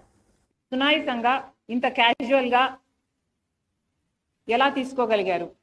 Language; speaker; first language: Telugu; native; Telugu